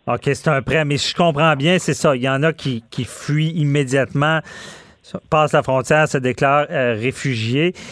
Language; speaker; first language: French; native; French